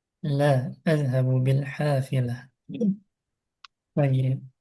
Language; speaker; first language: Arabic; non-native, fluent; Indonesian